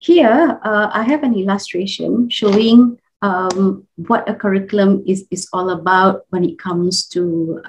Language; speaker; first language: English; non-native, local second language; Malay